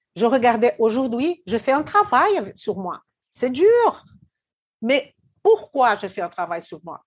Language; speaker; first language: French; non-native, fluent; Portuguese